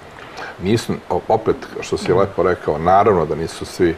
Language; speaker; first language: Croatian; native; Croatian